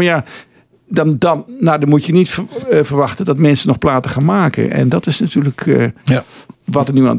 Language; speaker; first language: Dutch; native; Dutch